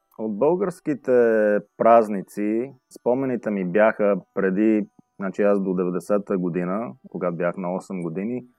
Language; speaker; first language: Bulgarian; early bilingual, heritage; Bulgarian